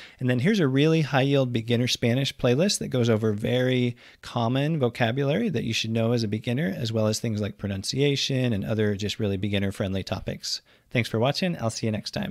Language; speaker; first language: English; native; English